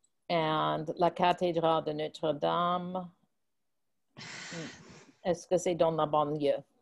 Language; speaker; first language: French; non-native, fluent; English